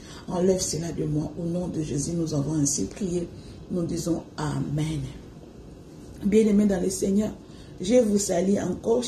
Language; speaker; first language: French; non-native, local second language; Lingala